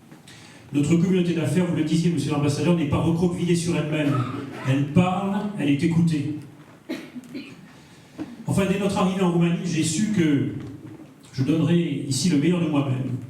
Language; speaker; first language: French; native; French